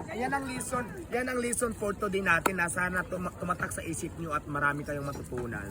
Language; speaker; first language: Filipino; native; Filipino